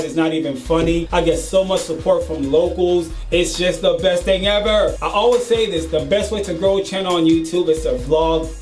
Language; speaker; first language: English; native; English